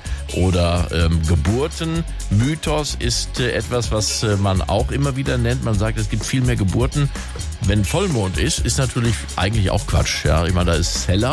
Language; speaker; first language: German; native; German